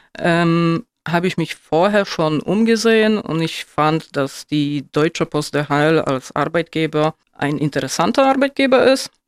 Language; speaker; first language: German; non-native, fluent; Polish